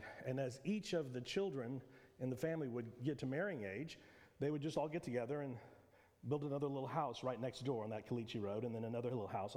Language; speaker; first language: English; native; English